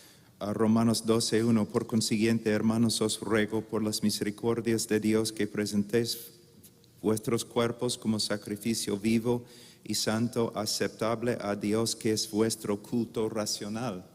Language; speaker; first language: Spanish; non-native, fluent; English